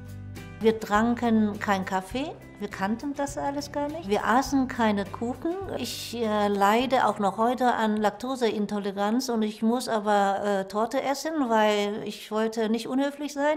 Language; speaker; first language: German; non-native, fluent; Vietnamese